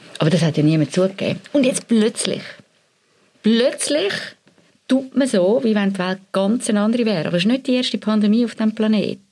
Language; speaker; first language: German; native; German